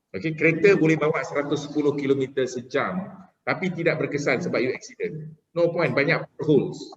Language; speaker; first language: Malay; native; Malay